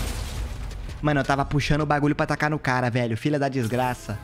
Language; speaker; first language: Portuguese; native; Portuguese